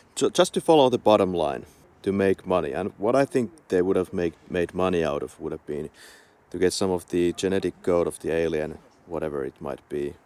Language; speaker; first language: English; non-native, fluent; Finnish